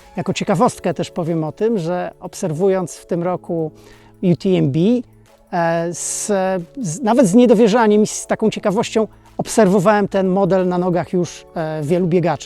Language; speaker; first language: Polish; native; Polish